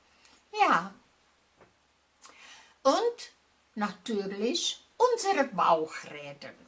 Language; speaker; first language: German; non-native, fluent; Czech